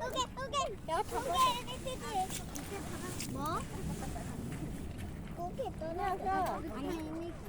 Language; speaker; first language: Korean; non-native, local second language; Mongolian